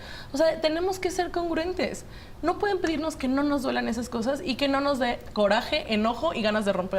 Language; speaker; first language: Spanish; native; Spanish